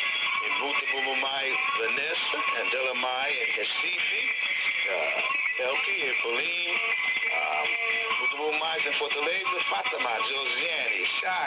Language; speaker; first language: Portuguese; non-native, learner; English